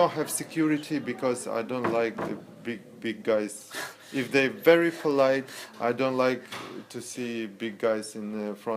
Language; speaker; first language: English; non-native, learner; Russian